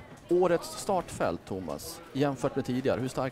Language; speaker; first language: Swedish; native; Swedish